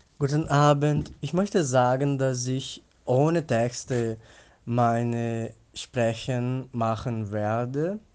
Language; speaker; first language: German; non-native, learner; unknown